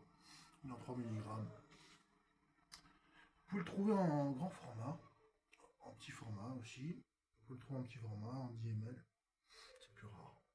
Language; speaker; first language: French; native; French